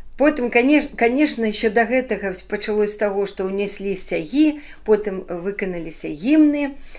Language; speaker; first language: Belarusian; non-native, local second language; Ukrainian